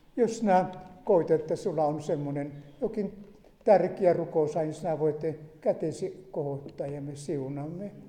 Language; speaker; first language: Finnish; native; Finnish